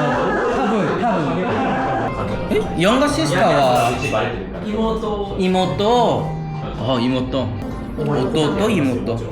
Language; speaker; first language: Japanese; non-native, learner; Korean